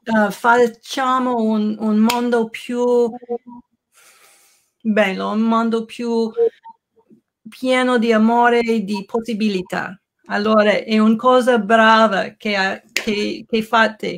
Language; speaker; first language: Italian; non-native, learner; English